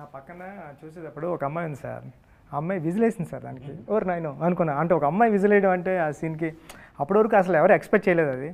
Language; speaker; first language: Telugu; native; Telugu